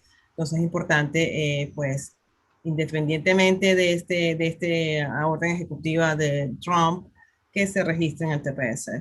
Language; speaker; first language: Spanish; native; Spanish